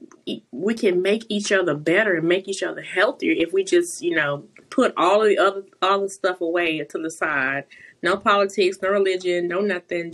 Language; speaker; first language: English; native; English